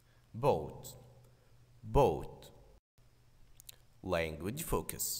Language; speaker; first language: English; non-native, fluent; Arabic